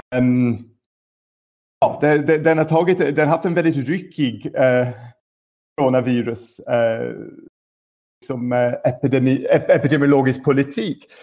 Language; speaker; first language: Swedish; non-native, fluent; English